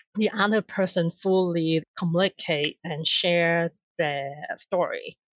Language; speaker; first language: English; non-native, local second language; Cantonese